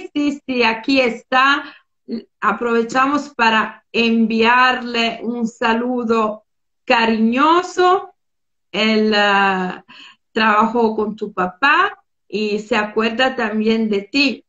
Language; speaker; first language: Spanish; non-native, fluent; Italian